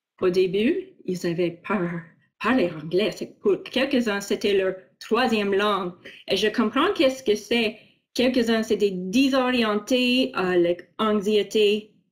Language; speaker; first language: French; non-native, fluent; English